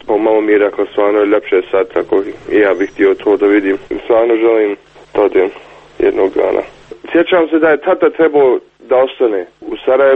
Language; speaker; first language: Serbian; early bilingual, heritage; Bosnian